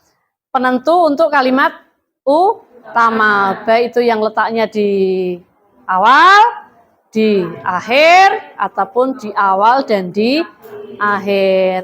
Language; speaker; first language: Indonesian; native; Indonesian